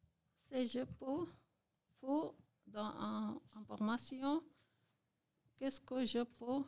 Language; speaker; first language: French; non-native, learner; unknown